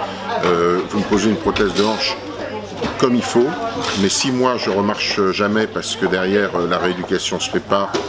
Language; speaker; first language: French; native; French